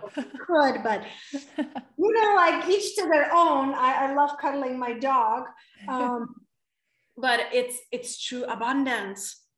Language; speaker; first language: English; non-native, fluent; Czech